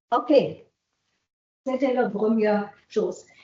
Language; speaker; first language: French; non-native, fluent; German